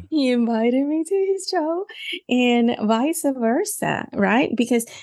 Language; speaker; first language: English; non-native, fluent; Spanish